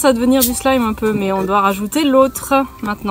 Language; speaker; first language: French; native; French